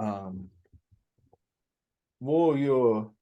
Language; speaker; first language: Chinese; non-native, learner; English